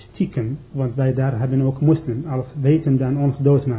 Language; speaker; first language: Dutch; non-native, learner; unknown